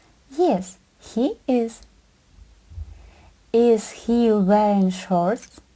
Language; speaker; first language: English; non-native, fluent; Ukrainian